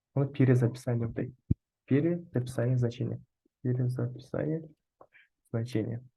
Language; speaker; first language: Russian; non-native, local second language; Kazakh